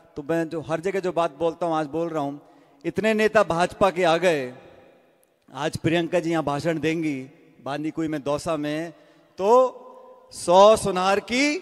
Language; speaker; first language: Hindi; native; Hindi